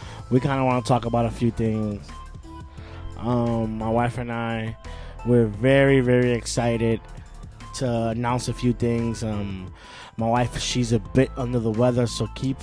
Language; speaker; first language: English; early bilingual, other home language; Spanish